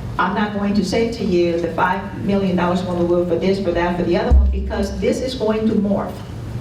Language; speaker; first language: English; non-native, fluent; Spanish